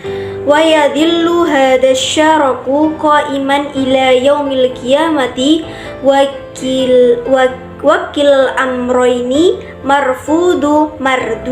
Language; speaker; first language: Arabic; non-native, learner; Indonesian